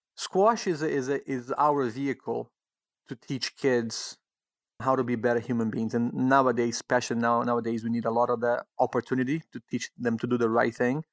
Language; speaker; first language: English; non-native, fluent; Portuguese